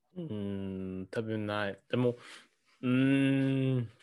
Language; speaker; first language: Japanese; non-native, learner; English